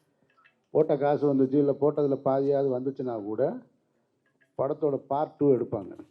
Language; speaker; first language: Tamil; native; Tamil